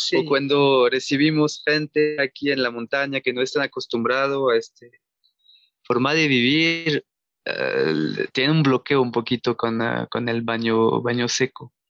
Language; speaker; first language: Spanish; non-native, fluent; French